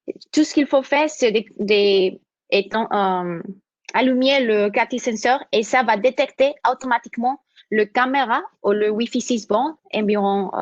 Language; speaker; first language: French; non-native, fluent; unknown